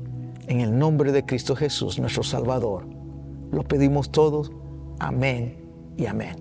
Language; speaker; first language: Spanish; early bilingual, heritage; Spanish